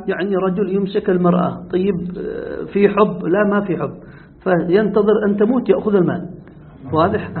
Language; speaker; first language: Arabic; native; Arabic